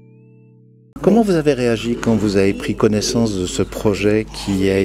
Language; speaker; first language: French; native; French